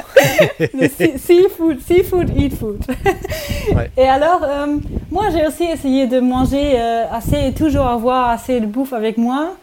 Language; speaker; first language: French; non-native, learner; German